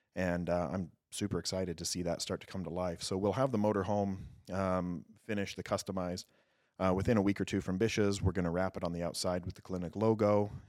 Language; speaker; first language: English; native; English